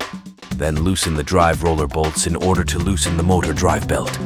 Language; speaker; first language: English; native; English